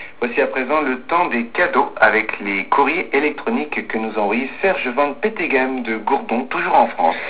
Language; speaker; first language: French; native; French